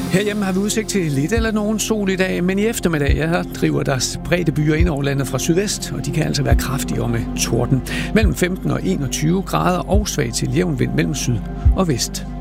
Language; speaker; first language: Danish; native; Danish